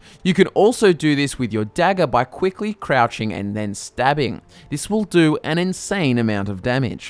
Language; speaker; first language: English; native; English